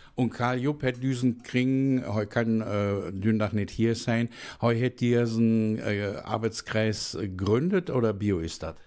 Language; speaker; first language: German; native; German